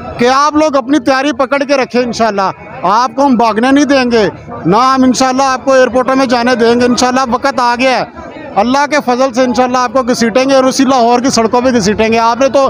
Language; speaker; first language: Urdu; non-native, local second language; Punjabi